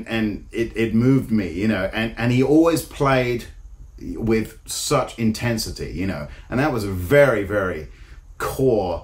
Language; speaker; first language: English; native; English